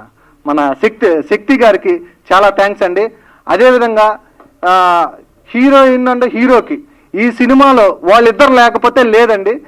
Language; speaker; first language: Telugu; native; Telugu